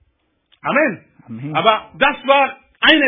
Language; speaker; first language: German; non-native, learner; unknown